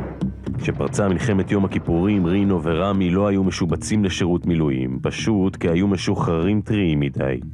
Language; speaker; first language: Hebrew; native; Hebrew